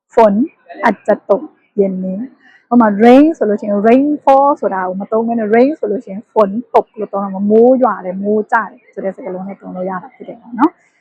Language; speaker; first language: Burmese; native; Burmese